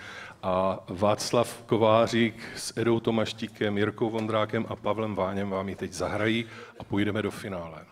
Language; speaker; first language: Czech; native; Czech